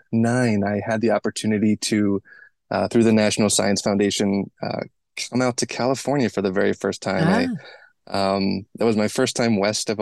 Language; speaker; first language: English; native; English